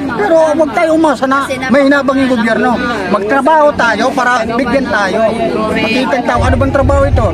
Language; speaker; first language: Filipino; non-native, local second language; Waray